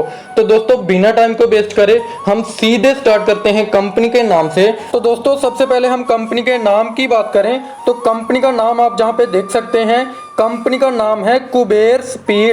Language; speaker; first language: Hindi; native; Hindi